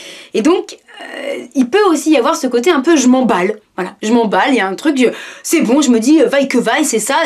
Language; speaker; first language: French; native; French